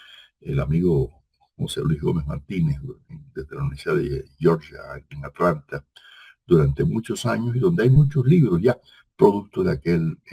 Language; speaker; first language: Spanish; native; Spanish